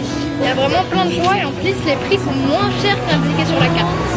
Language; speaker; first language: French; native; French